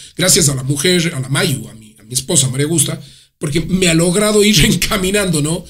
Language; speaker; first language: Spanish; native; Spanish